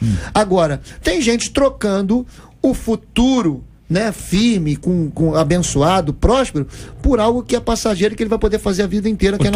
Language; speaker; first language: Portuguese; native; Portuguese